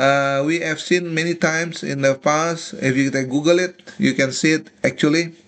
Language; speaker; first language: English; non-native, fluent; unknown